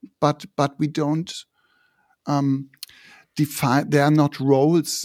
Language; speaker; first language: English; non-native, fluent; German